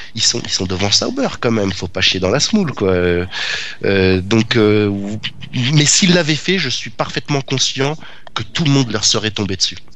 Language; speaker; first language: French; native; French